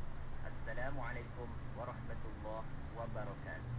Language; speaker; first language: Arabic; non-native, fluent; Malay